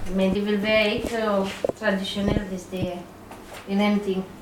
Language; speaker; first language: Danish; non-native, learner; Romanian